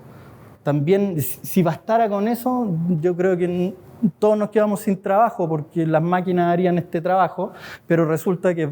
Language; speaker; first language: Spanish; native; Spanish